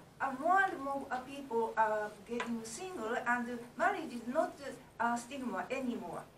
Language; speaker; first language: English; non-native, learner; Japanese